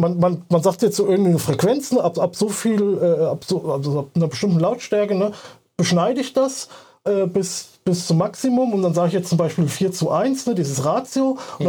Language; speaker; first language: German; native; German